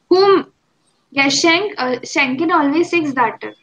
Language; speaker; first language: German; non-native, fluent; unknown